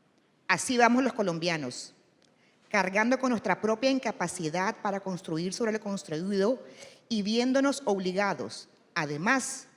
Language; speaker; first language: Spanish; native; Spanish